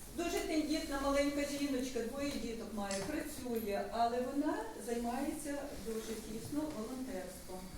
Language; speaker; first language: Ukrainian; native; Ukrainian